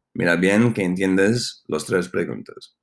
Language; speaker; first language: Spanish; non-native, fluent; English